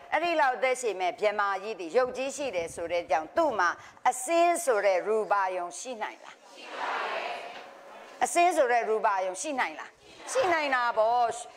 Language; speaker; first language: Burmese; native; Burmese